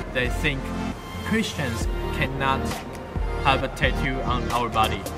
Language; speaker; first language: English; non-native, fluent; Chinese